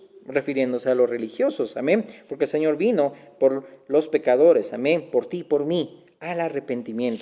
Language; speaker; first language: Spanish; native; Spanish